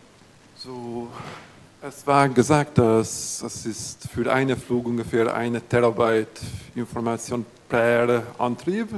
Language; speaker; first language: German; non-native, fluent; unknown